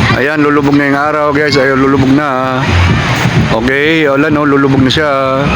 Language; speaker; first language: Filipino; non-native, local second language; Cebuano